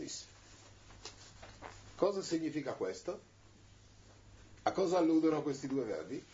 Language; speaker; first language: Italian; native; Italian